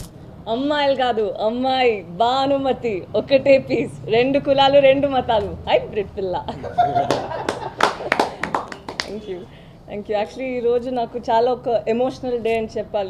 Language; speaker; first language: Telugu; non-native, local second language; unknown